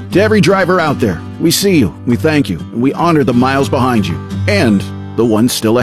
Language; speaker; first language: English; native; English